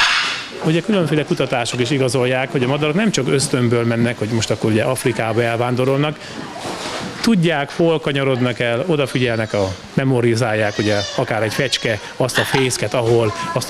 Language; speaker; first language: Hungarian; native; Hungarian